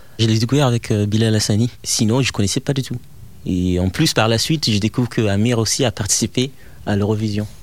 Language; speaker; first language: French; non-native, fluent; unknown